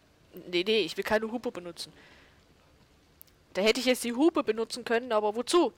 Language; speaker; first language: German; native; German